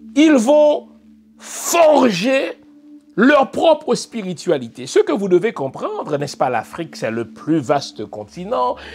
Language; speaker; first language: French; non-native, local second language; Haitian Creole